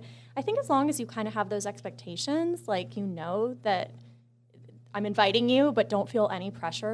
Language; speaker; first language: English; native; English